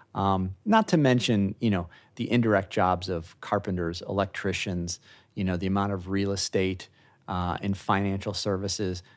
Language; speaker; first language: English; native; English